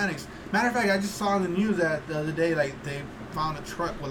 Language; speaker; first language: English; early bilingual, other home language; Spanish